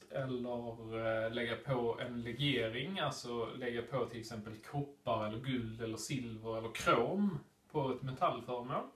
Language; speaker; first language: Swedish; native; Swedish